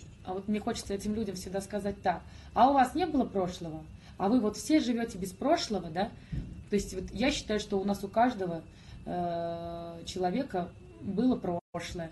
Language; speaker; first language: Russian; native; Russian